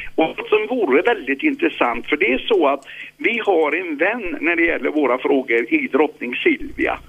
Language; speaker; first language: Swedish; native; Swedish